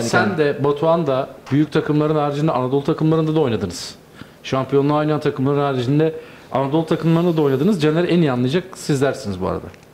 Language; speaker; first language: Turkish; native; Turkish